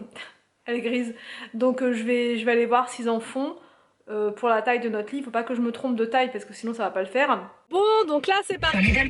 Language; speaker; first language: French; native; French